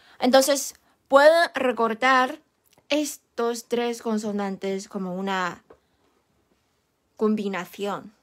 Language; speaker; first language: Spanish; non-native, fluent; Chinese